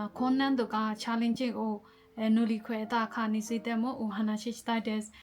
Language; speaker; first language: Japanese; non-native, fluent; Burmese